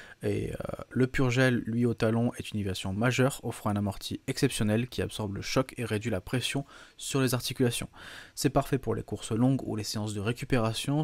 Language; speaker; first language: French; native; French